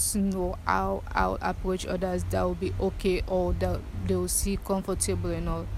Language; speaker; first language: English; non-native, local second language; Krio